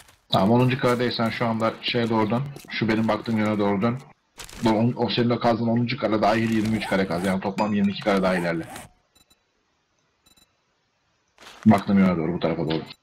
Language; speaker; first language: Turkish; native; Turkish